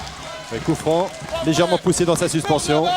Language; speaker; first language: French; native; French